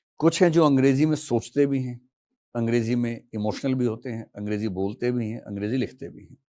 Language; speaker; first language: Hindi; native; Hindi